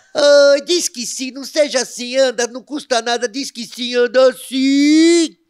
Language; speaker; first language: Portuguese; native; Portuguese